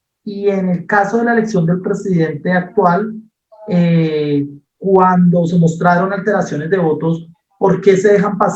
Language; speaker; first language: Spanish; native; Spanish